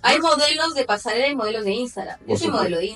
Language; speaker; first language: Spanish; native; Spanish